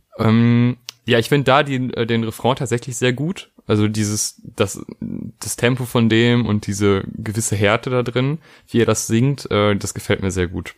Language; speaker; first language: German; native; German